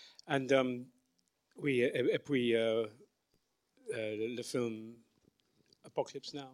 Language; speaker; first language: French; non-native, learner; English